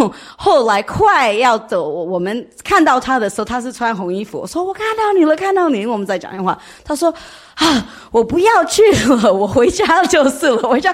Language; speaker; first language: Chinese; early bilingual, heritage; English